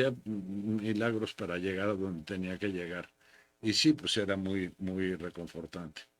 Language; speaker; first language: Spanish; native; Spanish